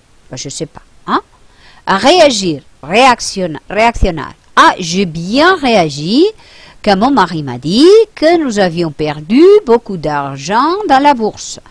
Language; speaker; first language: French; non-native, fluent; Spanish